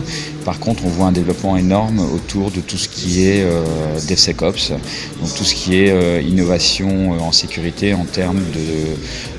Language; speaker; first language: French; native; French